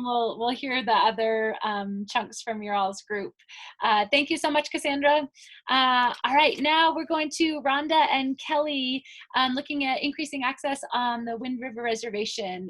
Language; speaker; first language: English; native; English